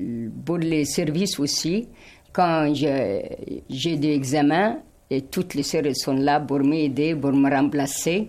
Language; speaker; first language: French; non-native, fluent; Arabic